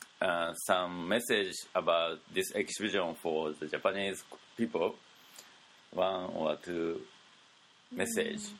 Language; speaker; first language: English; non-native, learner; Japanese